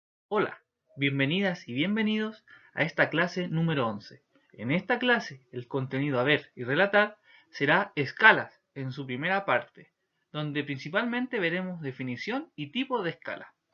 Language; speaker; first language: Spanish; native; Spanish